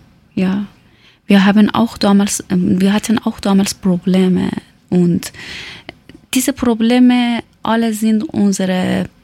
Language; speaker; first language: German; non-native, learner; Persian